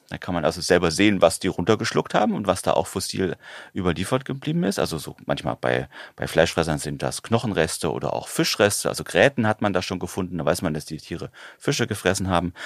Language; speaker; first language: German; native; German